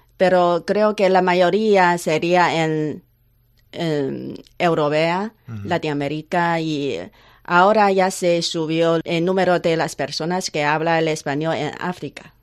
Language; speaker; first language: Spanish; non-native, learner; Chinese